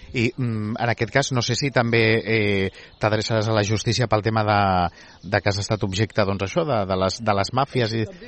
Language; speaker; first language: Catalan; native; Catalan